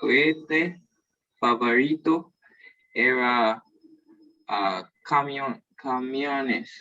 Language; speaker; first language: Spanish; non-native, learner; English